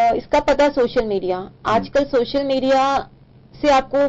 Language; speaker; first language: Hindi; native; Hindi